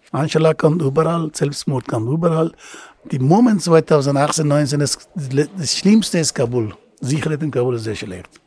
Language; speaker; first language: German; non-native, learner; Persian